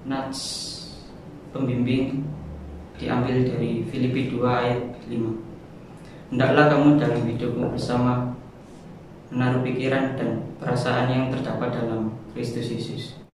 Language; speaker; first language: Indonesian; native; Indonesian